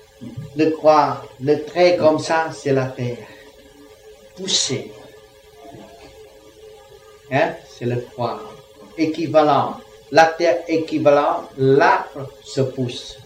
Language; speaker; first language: French; non-native, learner; Vietnamese